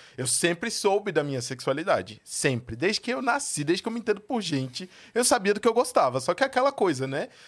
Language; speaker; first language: Portuguese; native; Portuguese